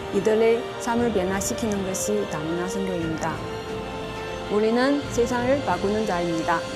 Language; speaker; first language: Korean; non-native, fluent; Chinese